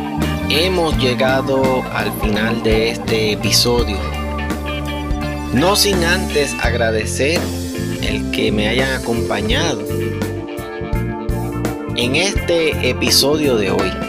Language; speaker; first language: Spanish; native; Spanish